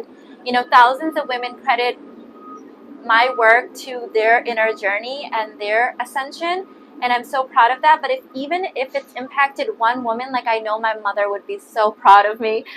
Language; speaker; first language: English; early bilingual, other home language; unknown